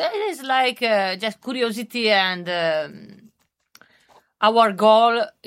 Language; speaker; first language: English; non-native, learner; Italian